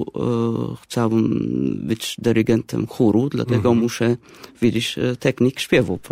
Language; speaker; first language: Polish; non-native, fluent; Arabic